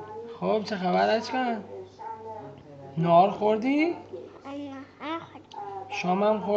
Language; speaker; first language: Persian; native; Persian